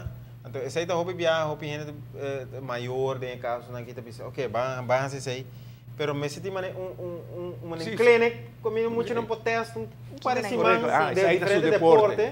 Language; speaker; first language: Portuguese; non-native, learner; Papiamento